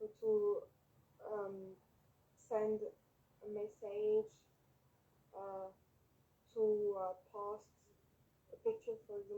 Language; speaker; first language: English; non-native, learner; French